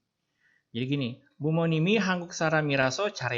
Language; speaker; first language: Korean; non-native, fluent; Indonesian